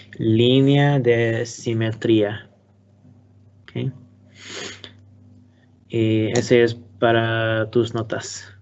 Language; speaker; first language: Spanish; non-native, learner; English